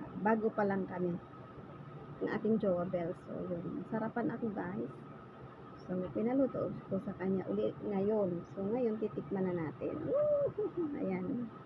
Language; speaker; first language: Filipino; non-native, local second language; Bikol